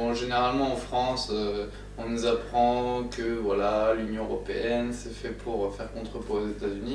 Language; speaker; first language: French; native; French